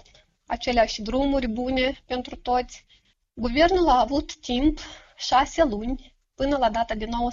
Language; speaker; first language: Romanian; native; Romanian